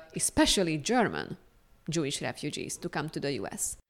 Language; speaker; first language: English; non-native, fluent; Hungarian